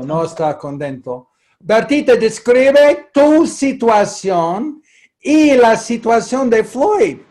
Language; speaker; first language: Spanish; non-native, fluent; English